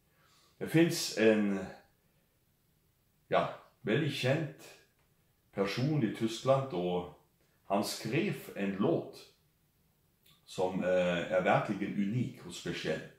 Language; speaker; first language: Swedish; non-native, fluent; German